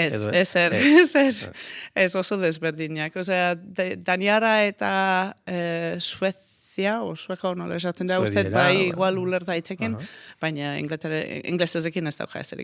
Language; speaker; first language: Basque; non-native, fluent; Danish